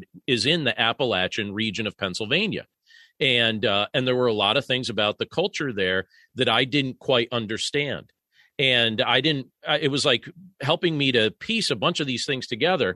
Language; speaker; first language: English; native; English